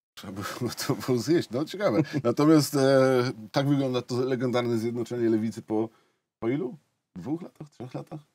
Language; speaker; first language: Polish; native; Polish